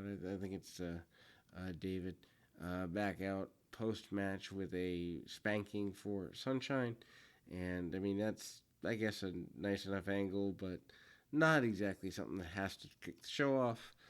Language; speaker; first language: English; native; English